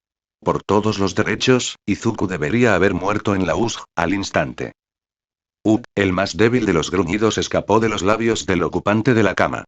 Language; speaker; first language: Spanish; native; Spanish